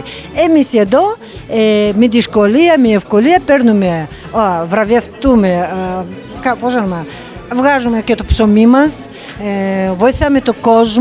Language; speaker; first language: Greek; non-native, learner; Russian